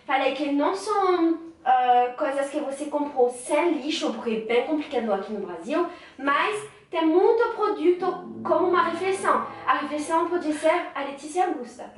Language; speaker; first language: Portuguese; non-native, fluent; French